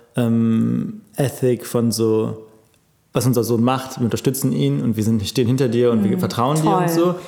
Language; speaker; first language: German; native; German